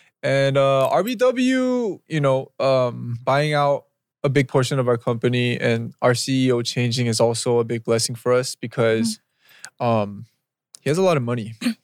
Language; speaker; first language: English; early bilingual, other home language; Korean